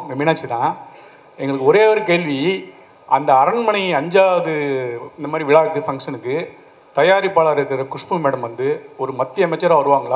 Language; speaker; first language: Tamil; native; Tamil